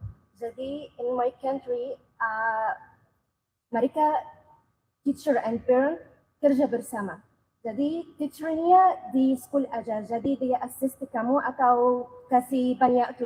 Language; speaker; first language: Indonesian; non-native, learner; Arabic